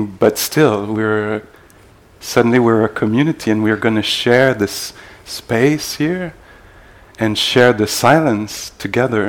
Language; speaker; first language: English; native; English